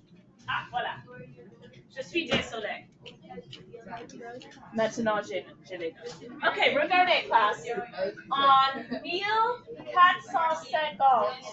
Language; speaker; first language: French; non-native, fluent; English